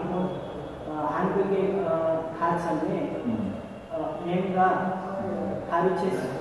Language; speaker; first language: Korean; non-native, learner; Nepali